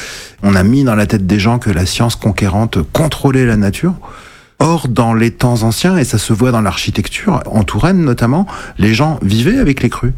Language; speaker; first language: French; native; French